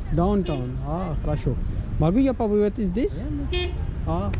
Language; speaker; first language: Russian; non-native, learner; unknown